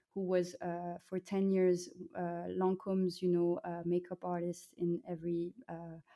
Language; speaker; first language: English; non-native, fluent; French